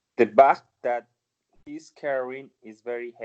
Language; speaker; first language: English; non-native, learner; Spanish